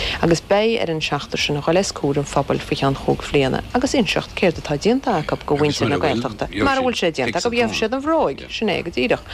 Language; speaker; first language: Irish; native; Irish